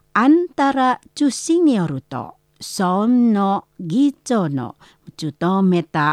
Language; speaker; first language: Japanese; non-native, fluent; Indonesian